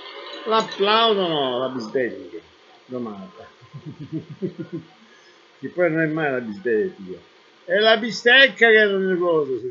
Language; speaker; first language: Italian; native; Italian